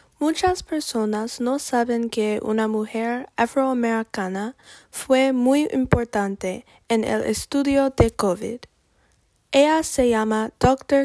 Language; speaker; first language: Spanish; non-native, learner; English